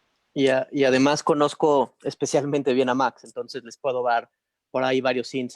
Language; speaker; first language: Spanish; native; Spanish